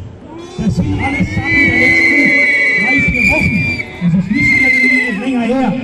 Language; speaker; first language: German; native; German